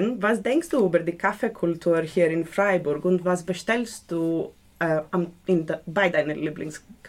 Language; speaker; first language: German; non-native, learner; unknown